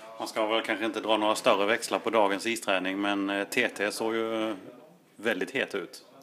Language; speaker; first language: Swedish; native; Swedish